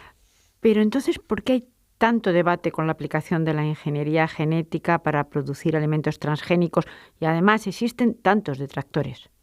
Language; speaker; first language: Spanish; native; Spanish